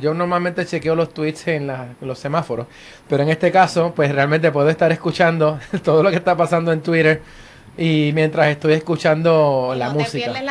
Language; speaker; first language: Spanish; native; Spanish